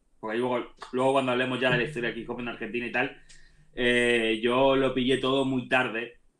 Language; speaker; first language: Spanish; native; Spanish